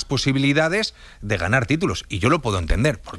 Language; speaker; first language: Spanish; native; Spanish